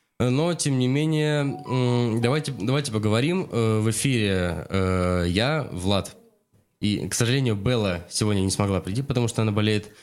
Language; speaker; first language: Russian; native; Russian